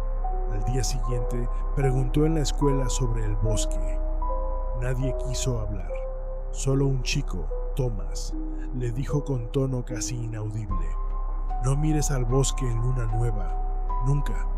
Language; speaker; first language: Spanish; native; Spanish